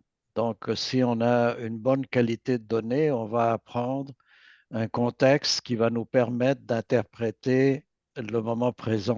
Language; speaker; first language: French; native; French